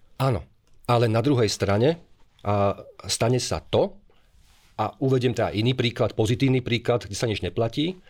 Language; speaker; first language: Slovak; native; Slovak